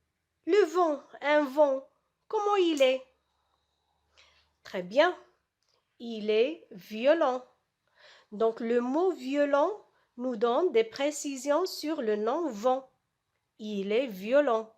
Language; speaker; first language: French; non-native, local second language; Arabic